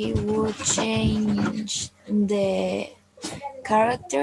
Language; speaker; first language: English; non-native, learner; Spanish